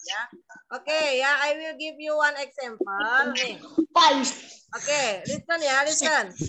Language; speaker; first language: English; non-native, learner; Indonesian